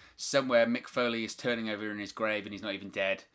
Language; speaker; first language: English; native; English